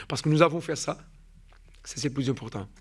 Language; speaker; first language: French; non-native, fluent; Portuguese